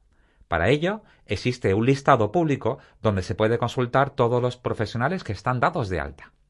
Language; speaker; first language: Spanish; native; Spanish